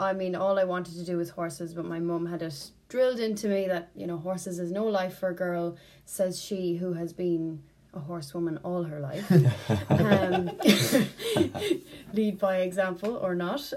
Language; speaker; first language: English; native; English